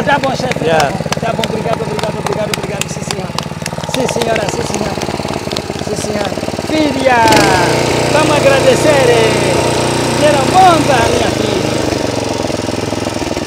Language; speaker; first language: Portuguese; non-native, local second language; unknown